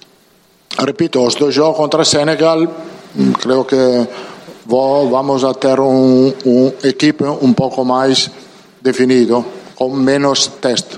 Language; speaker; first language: Spanish; non-native, fluent; Italian